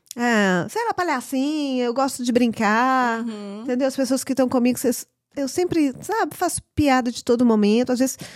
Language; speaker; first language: Portuguese; early bilingual, heritage; English